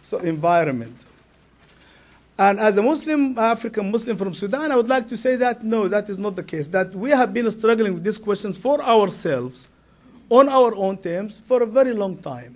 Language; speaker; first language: English; non-native, fluent; Arabic